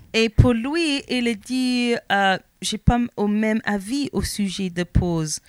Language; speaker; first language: French; non-native, learner; English